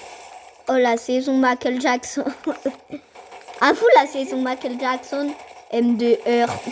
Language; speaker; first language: French; native; French